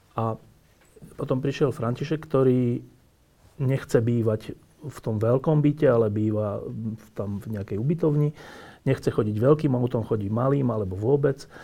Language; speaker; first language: Slovak; native; Slovak